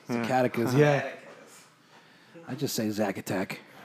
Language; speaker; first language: English; early bilingual, other home language; Spanish